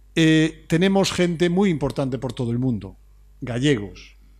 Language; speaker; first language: Spanish; native; Spanish